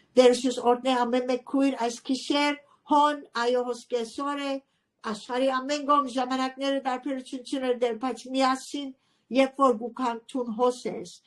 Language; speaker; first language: Armenian; early bilingual, heritage; Armenian